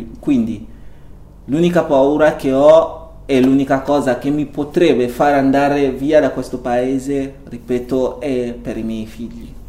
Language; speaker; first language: Italian; non-native, fluent; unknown